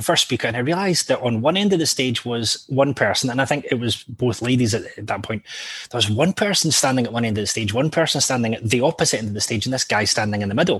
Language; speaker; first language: English; native; English